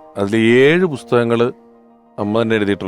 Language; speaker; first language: Malayalam; native; Malayalam